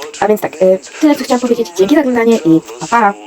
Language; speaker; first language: Polish; native; Polish